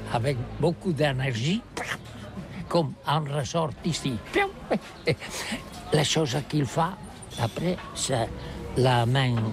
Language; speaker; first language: French; non-native, learner; Catalan